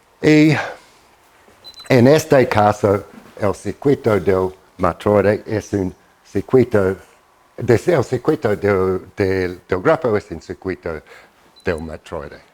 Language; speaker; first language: Spanish; non-native, fluent; English